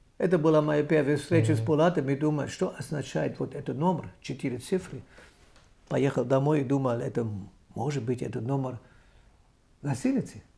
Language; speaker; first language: Russian; non-native, fluent; German